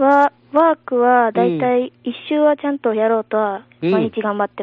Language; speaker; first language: Japanese; native; Japanese